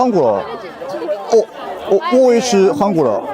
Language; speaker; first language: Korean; non-native, learner; Chinese